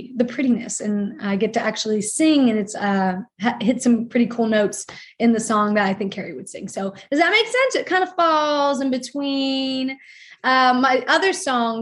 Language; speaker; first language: English; native; English